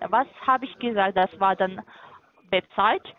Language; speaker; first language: German; non-native, learner; Turkish